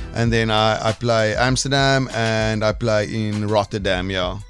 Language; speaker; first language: English; non-native, local second language; Afrikaans